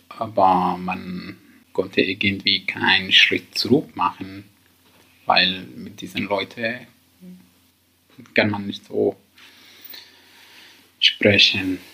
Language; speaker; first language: German; non-native, learner; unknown